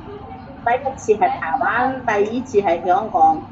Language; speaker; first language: Cantonese; non-native, learner; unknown